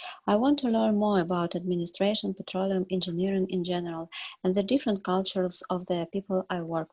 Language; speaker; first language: English; non-native, learner; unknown